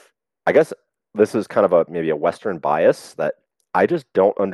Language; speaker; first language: English; native; English